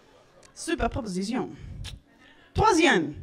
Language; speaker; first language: French; non-native, learner; Spanish